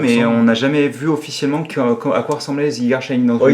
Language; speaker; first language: French; native; French